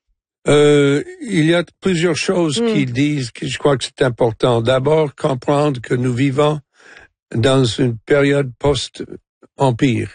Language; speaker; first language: French; non-native, local second language; English